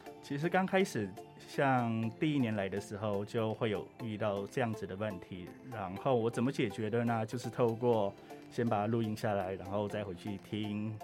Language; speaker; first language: Chinese; non-native, fluent; Thai